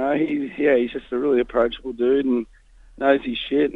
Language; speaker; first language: English; native; English